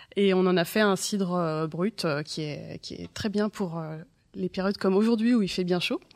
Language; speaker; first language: French; native; French